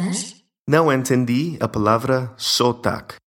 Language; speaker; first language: Portuguese; non-native, learner; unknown